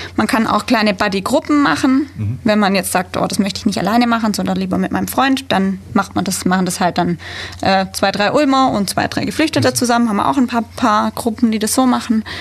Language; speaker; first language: German; native; German